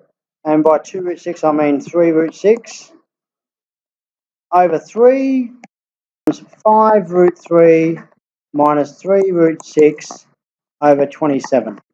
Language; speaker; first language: English; native; English